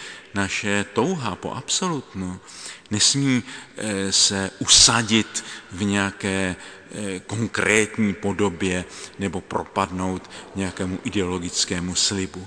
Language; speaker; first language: Czech; native; Czech